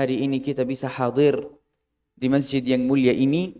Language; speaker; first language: Indonesian; non-native, fluent; Arabic